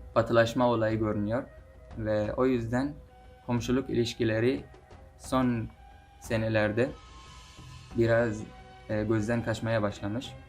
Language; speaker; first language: Turkish; non-native, fluent; Persian